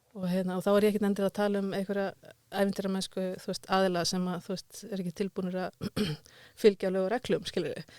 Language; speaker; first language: Icelandic; native; Icelandic